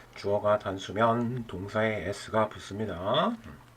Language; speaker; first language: Korean; native; Korean